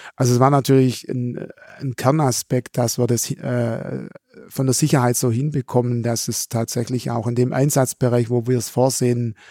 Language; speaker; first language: German; native; German